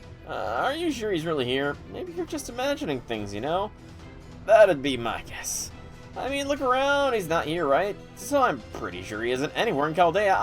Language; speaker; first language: English; native; English